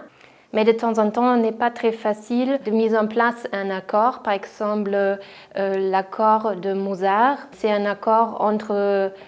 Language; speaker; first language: French; non-native, fluent; German